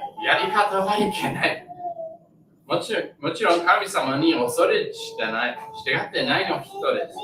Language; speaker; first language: Japanese; non-native, learner; English